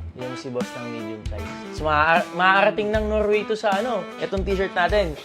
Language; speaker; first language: Filipino; native; Filipino